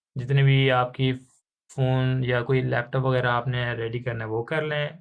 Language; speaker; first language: Urdu; non-native, local second language; Punjabi